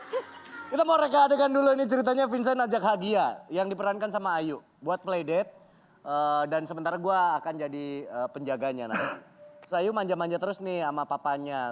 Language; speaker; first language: Indonesian; native; Indonesian